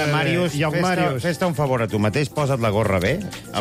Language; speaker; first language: Catalan; native; Catalan